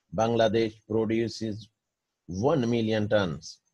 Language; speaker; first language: English; non-native, local second language; Urdu